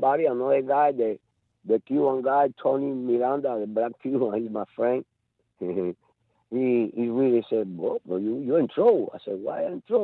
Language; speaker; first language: English; non-native, learner; Spanish